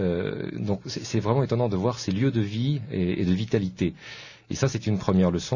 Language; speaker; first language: French; native; French